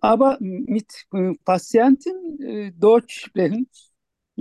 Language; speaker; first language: German; non-native, learner; Turkish